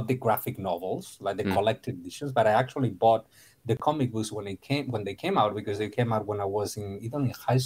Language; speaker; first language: English; non-native, fluent; Spanish